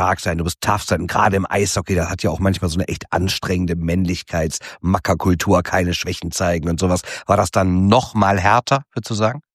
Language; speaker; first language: German; native; German